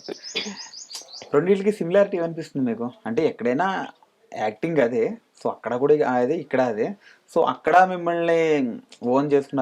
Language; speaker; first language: Telugu; native; Telugu